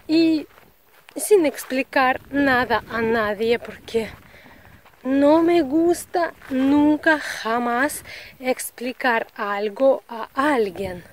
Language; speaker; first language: Spanish; non-native, learner; Russian